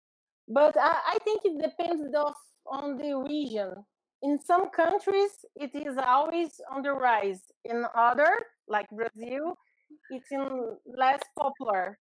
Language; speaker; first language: English; non-native, learner; Portuguese